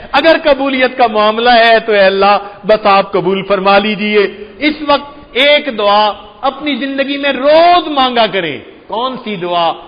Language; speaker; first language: Urdu; non-native, local second language; Punjabi